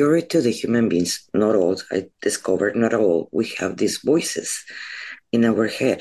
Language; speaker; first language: English; non-native, fluent; Spanish